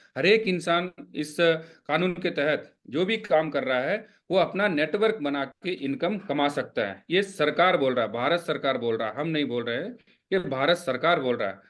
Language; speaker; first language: Hindi; non-native, local second language; Kannada